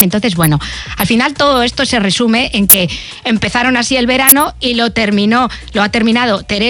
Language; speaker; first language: Spanish; native; Spanish